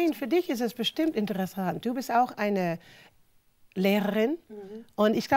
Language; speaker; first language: German; non-native, fluent; English